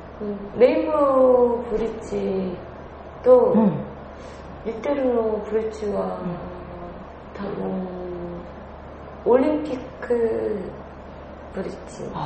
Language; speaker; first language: Japanese; non-native, learner; Korean